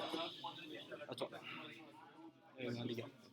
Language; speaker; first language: French; native; French